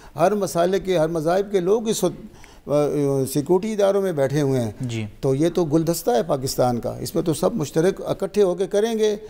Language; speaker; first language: Urdu; non-native, local second language; Pashto